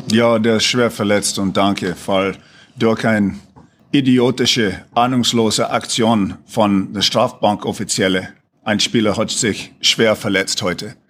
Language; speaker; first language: German; non-native, fluent; English